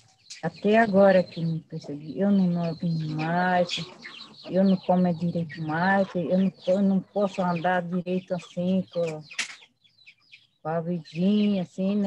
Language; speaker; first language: Portuguese; non-native, local second language; Guarani